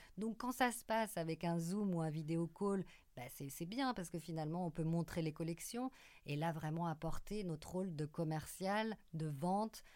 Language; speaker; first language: French; native; French